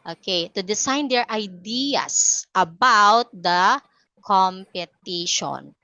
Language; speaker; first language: English; non-native, fluent; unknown